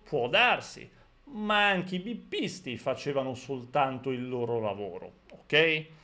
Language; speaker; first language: Italian; native; Italian